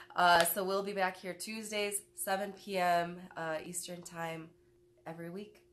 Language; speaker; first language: English; native; English